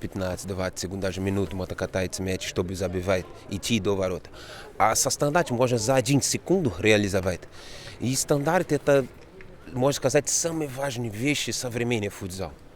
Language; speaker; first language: Russian; non-native, fluent; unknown